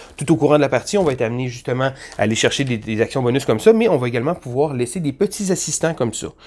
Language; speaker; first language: French; native; French